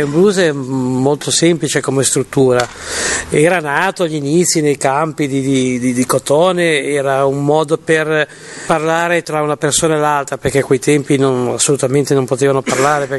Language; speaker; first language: Italian; native; Italian